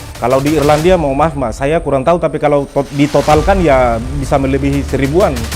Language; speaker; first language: Indonesian; non-native, local second language; Tetum